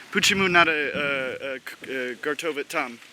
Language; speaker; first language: Russian; non-native, learner; English